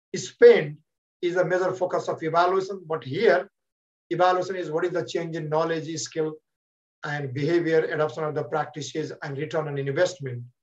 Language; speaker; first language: English; non-native, local second language; Nepali